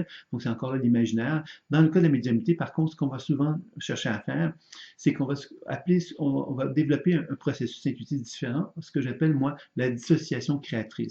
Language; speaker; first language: French; native; French